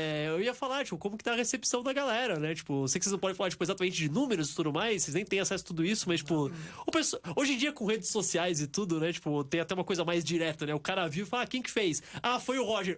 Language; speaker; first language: Portuguese; native; Portuguese